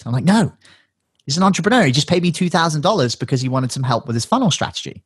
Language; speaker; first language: English; native; English